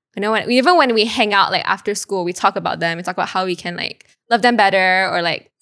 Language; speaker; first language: English; non-native, local second language; Chinese